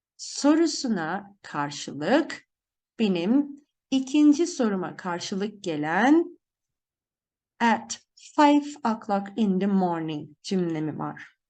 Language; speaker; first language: Turkish; native; Turkish